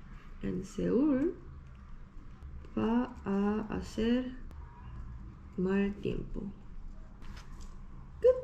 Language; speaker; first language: Spanish; non-native, learner; Korean